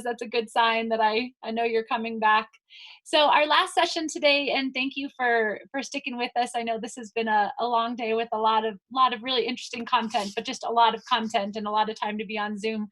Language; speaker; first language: English; native; English